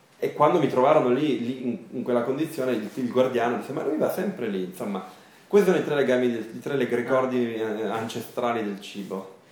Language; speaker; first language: Italian; native; Italian